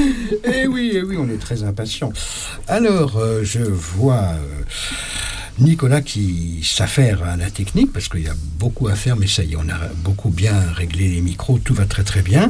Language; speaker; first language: French; native; French